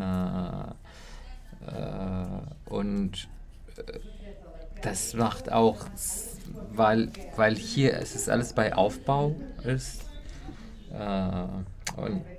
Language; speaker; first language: German; non-native, learner; Kurdish